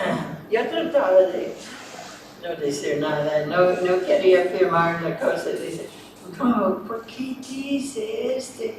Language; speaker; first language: Spanish; non-native, fluent; English